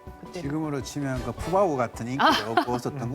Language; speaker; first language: Korean; native; Korean